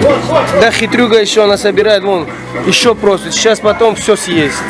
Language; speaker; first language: Russian; non-native, fluent; Tajik